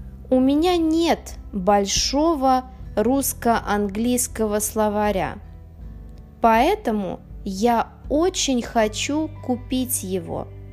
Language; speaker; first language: Russian; native; Russian